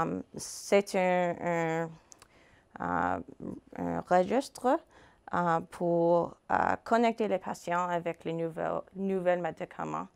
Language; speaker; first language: French; non-native, fluent; English